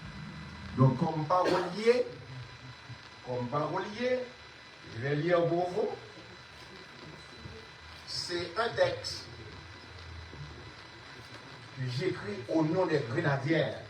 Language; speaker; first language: French; non-native, local second language; Haitian Creole